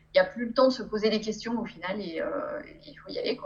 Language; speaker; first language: French; native; French